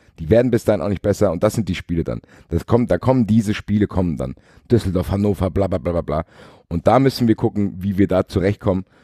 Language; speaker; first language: German; native; German